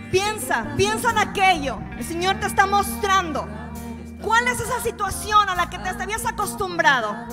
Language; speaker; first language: Spanish; native; Spanish